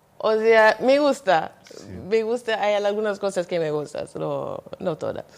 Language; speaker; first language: Spanish; non-native, fluent; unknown